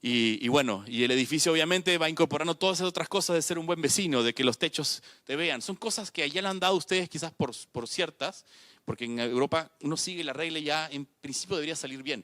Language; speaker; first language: Spanish; native; Spanish